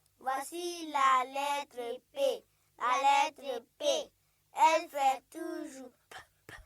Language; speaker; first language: French; non-native, local second language; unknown